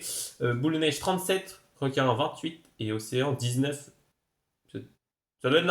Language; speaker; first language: French; native; French